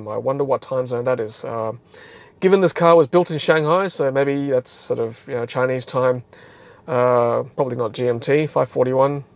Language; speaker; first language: English; native; English